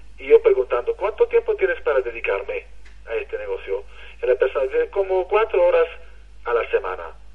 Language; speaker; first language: Spanish; non-native, fluent; Hebrew